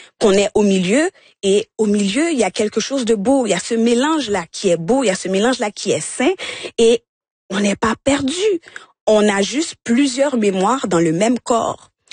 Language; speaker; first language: French; early bilingual, other home language; Haitian Creole